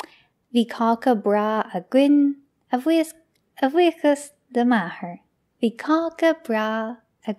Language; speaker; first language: Irish; non-native, local second language; English